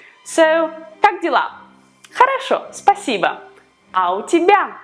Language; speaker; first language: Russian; non-native, fluent; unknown